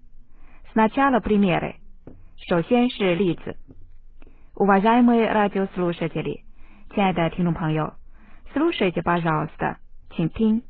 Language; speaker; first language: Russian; non-native, fluent; Chinese